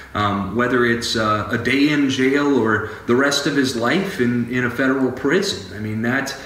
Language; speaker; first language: English; native; English